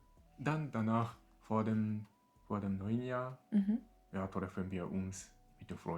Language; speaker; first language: German; non-native, learner; Japanese